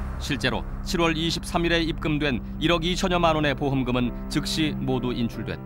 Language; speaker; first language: Korean; native; Korean